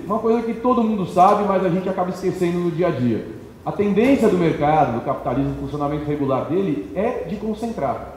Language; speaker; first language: Portuguese; native; Portuguese